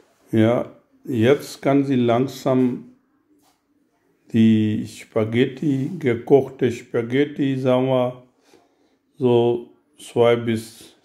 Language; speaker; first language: German; non-native, learner; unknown